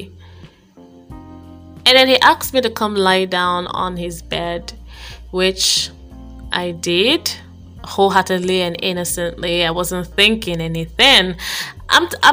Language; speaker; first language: English; non-native, local second language; Igbo